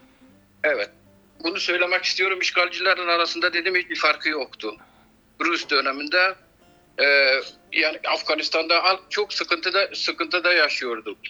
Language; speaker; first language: Turkish; non-native, fluent; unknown